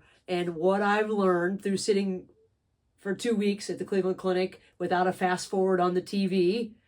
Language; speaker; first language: English; native; English